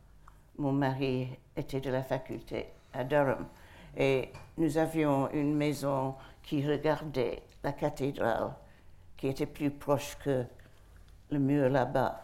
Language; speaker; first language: French; non-native, fluent; English